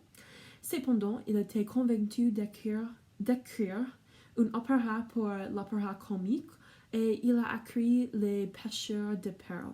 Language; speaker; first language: French; non-native, learner; English